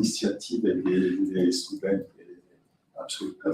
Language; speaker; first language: Italian; non-native, learner; French